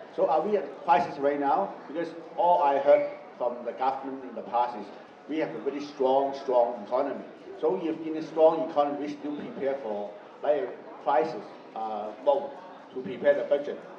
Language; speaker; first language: English; non-native, learner; Chinese